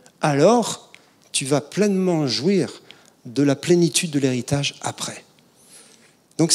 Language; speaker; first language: French; native; French